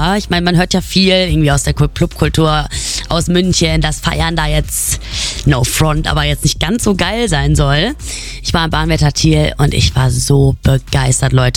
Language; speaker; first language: German; native; German